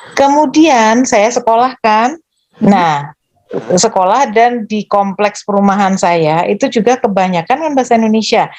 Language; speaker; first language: Indonesian; native; Indonesian